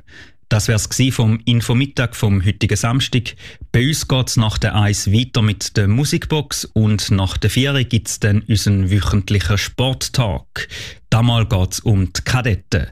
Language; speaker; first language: German; native; German